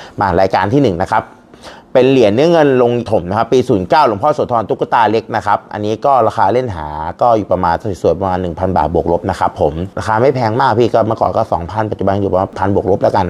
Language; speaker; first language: Thai; native; Thai